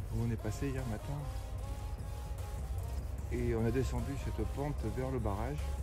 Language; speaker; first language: French; native; French